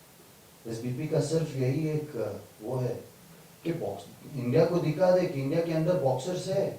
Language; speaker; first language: Hindi; non-native, fluent; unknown